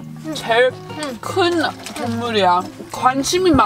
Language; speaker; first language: Korean; early bilingual, heritage; English